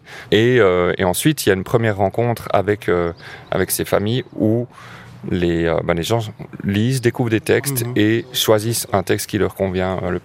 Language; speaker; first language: French; native; French